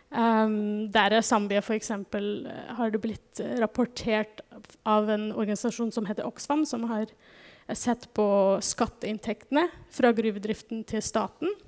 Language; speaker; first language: Norwegian; non-native, fluent; German